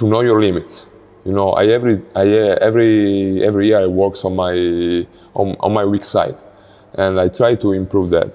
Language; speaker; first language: English; non-native, learner; Italian